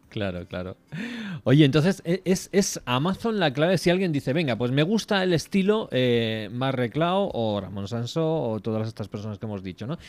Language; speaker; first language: Spanish; native; Spanish